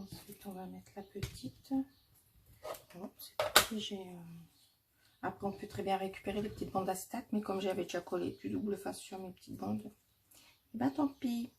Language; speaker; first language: French; native; French